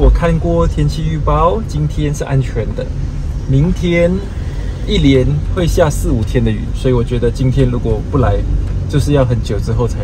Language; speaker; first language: Chinese; native; Chinese